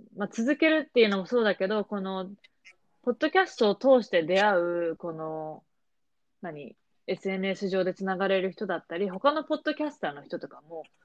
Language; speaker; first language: Japanese; native; Japanese